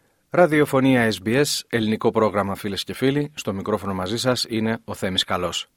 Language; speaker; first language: Greek; native; Greek